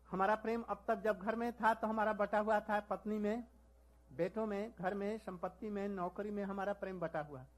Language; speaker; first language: Hindi; native; Hindi